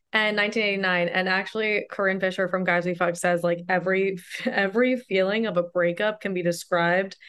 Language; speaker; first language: English; native; English